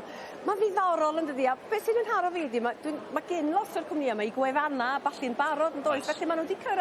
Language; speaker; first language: Welsh; native; Welsh